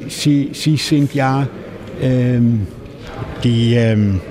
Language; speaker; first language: German; non-native, fluent; Danish